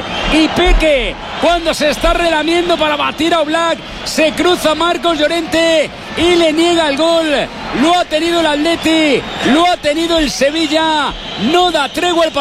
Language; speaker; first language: Spanish; native; Spanish